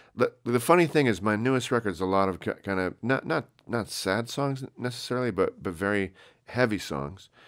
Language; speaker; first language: English; native; English